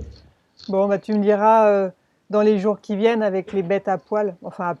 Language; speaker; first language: French; native; French